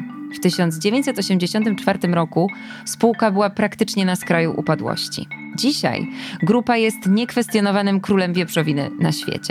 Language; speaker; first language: Polish; native; Polish